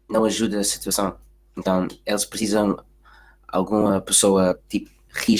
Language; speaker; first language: Portuguese; early bilingual, heritage; Portuguese